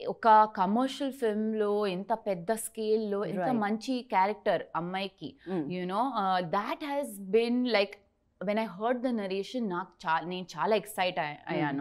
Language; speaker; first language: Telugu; non-native, learner; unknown